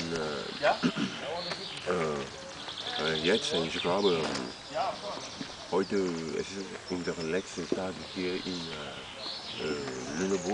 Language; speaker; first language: German; non-native, learner; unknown